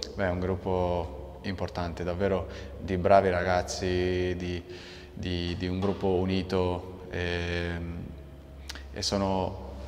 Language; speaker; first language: Italian; non-native, fluent; Arabic